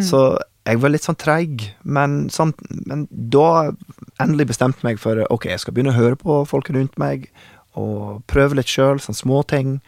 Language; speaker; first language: Norwegian; non-native, fluent; English